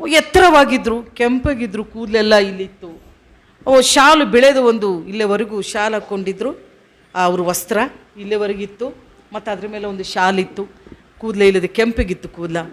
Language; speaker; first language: Kannada; non-native, local second language; Telugu